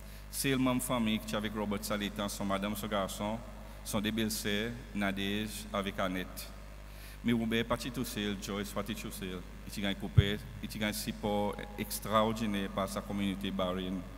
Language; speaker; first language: French; non-native, local second language; Seselwa Creole French